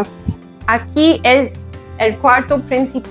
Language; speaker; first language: Spanish; non-native, learner; English